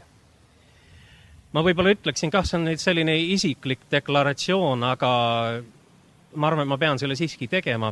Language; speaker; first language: Estonian; early bilingual, heritage; Estonian